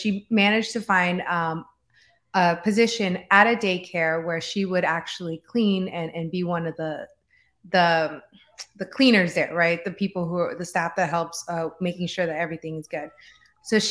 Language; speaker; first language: English; native; English